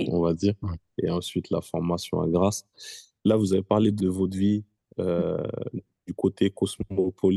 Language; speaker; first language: French; native; French